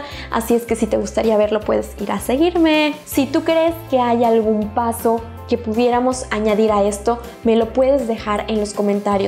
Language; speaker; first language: Spanish; native; Spanish